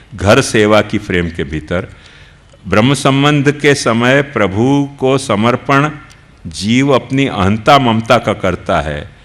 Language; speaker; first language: Hindi; non-native, local second language; Gujarati